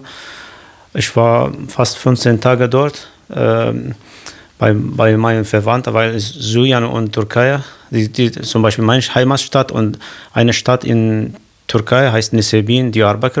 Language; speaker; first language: German; non-native, learner; Kurdish